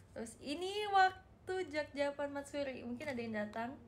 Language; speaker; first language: Indonesian; native; Indonesian